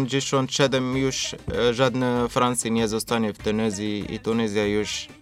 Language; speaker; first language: Polish; non-native, learner; Arabic